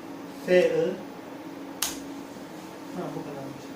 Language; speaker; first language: Turkish; native; Turkish